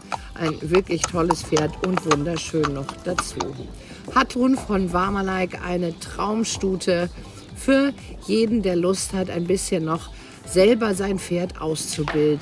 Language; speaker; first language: German; native; German